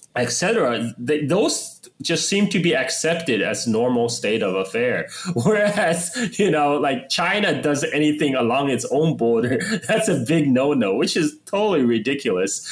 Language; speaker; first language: English; non-native, fluent; Chinese